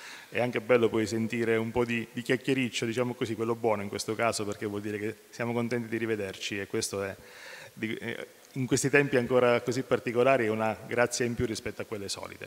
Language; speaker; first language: Italian; native; Italian